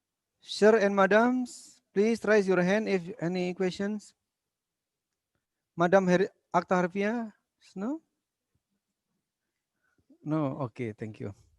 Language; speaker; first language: English; non-native, learner; Indonesian